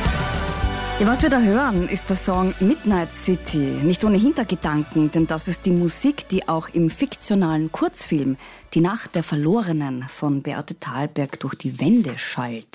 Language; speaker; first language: German; native; German